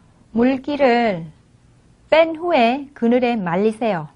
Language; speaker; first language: Korean; non-native, fluent; Vietnamese